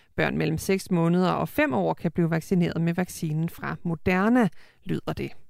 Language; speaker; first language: Danish; native; Danish